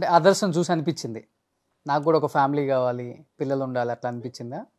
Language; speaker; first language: Telugu; native; Telugu